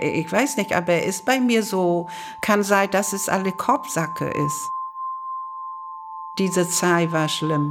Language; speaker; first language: German; non-native, learner; Vietnamese